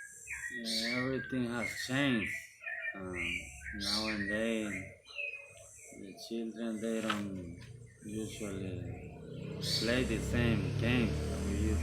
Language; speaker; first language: English; non-native, learner; Spanish